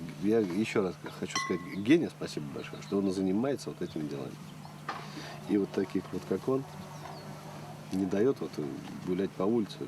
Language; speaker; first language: Russian; native; Russian